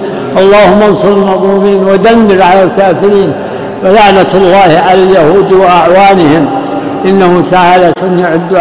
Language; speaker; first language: Arabic; native; Arabic